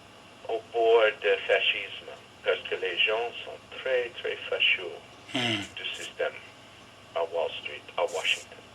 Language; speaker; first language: French; non-native, learner; English